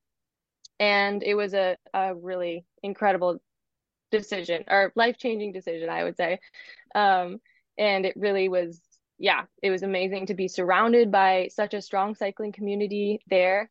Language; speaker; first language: English; native; English